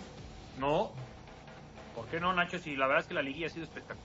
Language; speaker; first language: Spanish; native; Spanish